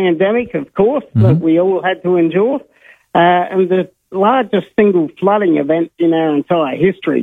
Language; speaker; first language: English; native; English